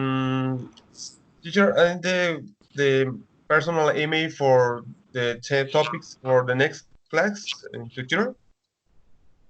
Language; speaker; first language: English; non-native, learner; Spanish